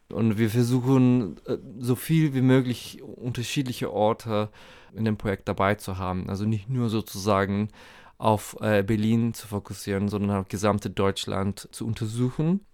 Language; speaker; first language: German; non-native, fluent; Turkish